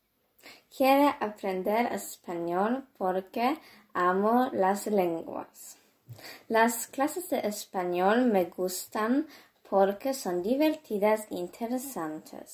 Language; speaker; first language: Spanish; non-native, learner; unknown